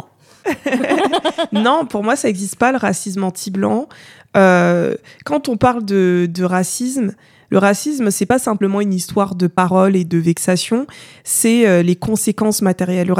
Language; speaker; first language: French; native; French